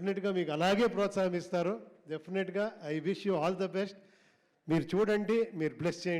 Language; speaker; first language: Telugu; non-native, local second language; Kannada